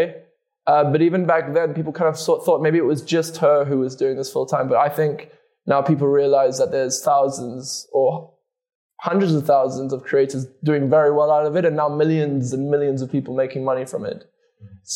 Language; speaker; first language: English; native; English